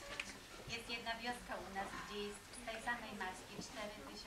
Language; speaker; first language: Polish; non-native, fluent; German